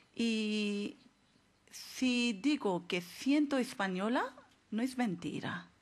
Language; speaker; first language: Spanish; non-native, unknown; Urdu